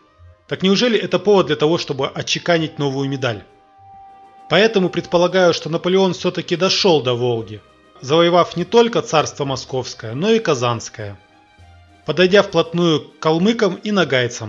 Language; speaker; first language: Russian; native; Russian